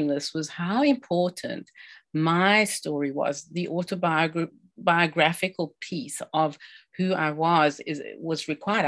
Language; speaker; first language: English; native; English